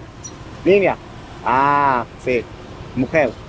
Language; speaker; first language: Spanish; non-native, learner; English